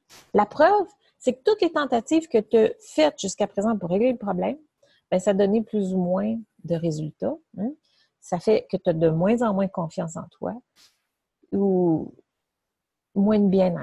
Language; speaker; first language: French; native; French